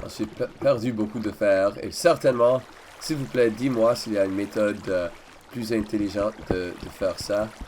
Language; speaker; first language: French; non-native, learner; English